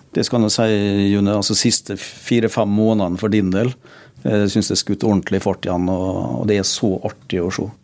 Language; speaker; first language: Norwegian; native; Norwegian